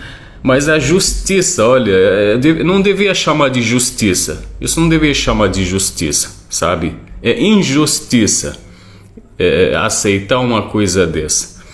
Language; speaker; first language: Portuguese; non-native, fluent; Arabic